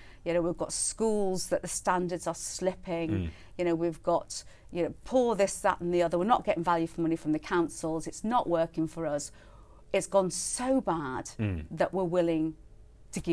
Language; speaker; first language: English; native; English